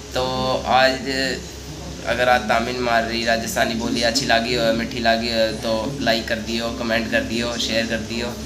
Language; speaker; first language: Hindi; non-native, local second language; Rajasthani